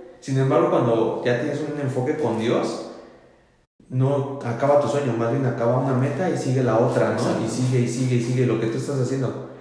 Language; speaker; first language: Spanish; native; Spanish